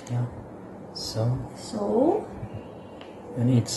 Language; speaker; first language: English; non-native, learner; Arabic